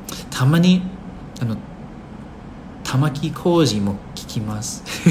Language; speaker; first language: Japanese; non-native, fluent; English